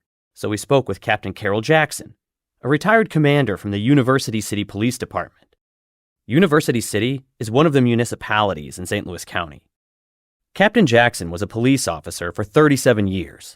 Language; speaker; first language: English; native; English